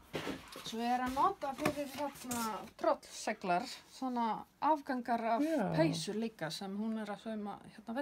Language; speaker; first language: Icelandic; non-native, learner; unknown